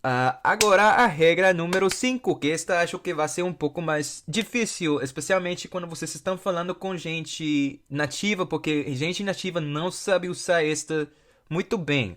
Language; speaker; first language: Portuguese; non-native, fluent; English